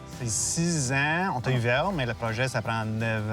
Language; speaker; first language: French; non-native, local second language; English